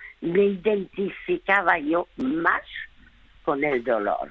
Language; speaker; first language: Spanish; early bilingual, other home language; French